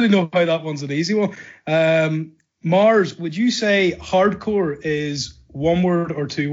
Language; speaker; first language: English; native; English